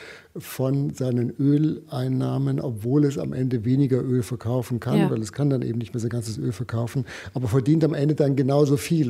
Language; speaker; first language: German; native; German